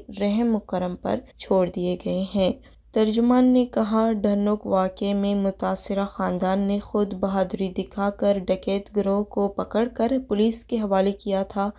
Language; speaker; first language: Urdu; non-native, local second language; Baluchi